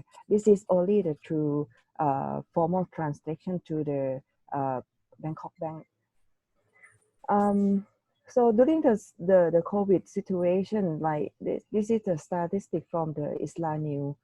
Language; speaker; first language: English; non-native, learner; Thai